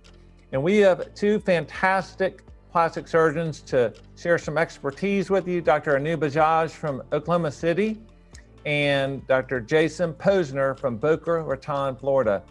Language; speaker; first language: English; native; English